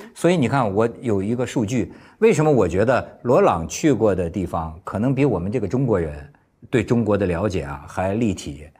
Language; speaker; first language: Chinese; native; Chinese